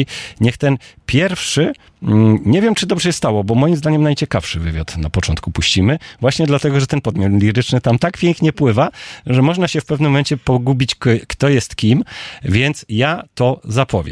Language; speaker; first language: Polish; native; Polish